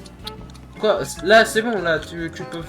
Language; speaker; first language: French; native; French